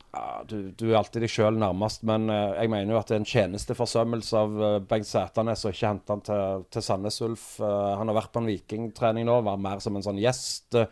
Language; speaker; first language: Norwegian; native; Norwegian